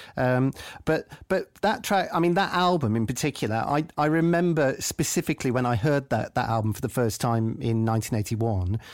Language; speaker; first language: English; native; English